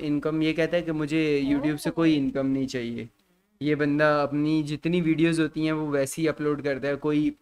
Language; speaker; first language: Urdu; native; Urdu